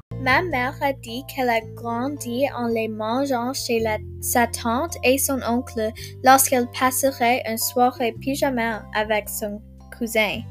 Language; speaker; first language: French; non-native, learner; English